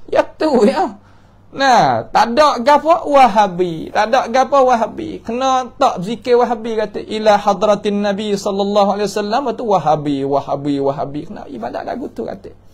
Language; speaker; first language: Malay; native; Malay